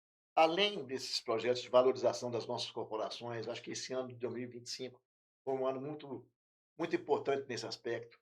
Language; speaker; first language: Portuguese; native; Portuguese